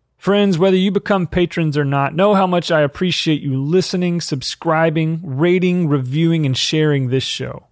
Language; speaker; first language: English; native; English